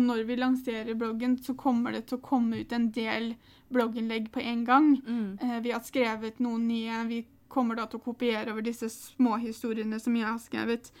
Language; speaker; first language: Norwegian; native; Norwegian